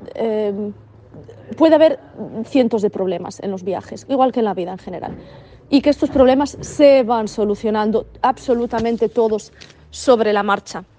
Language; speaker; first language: Spanish; native; Spanish